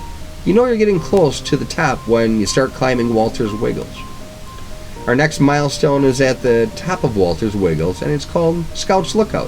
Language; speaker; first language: English; native; English